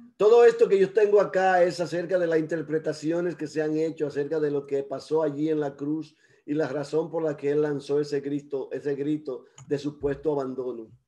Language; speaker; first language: Spanish; early bilingual, heritage; Spanish